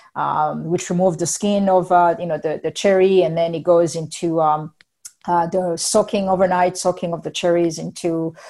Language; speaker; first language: English; non-native, fluent; Rundi